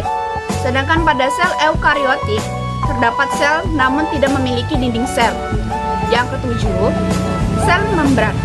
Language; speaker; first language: Indonesian; native; Indonesian